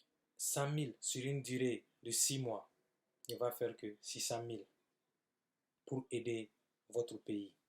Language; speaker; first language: French; non-native, local second language; Bambara